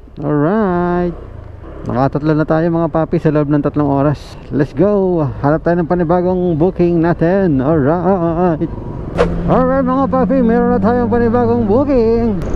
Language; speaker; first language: Filipino; native; Filipino